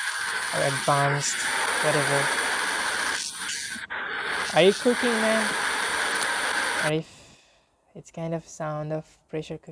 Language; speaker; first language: English; non-native, fluent; Bangla